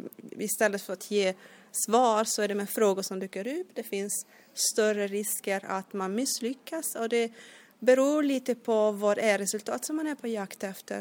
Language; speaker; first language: Swedish; non-native, fluent; Italian